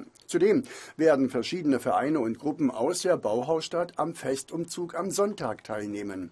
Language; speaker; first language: German; native; German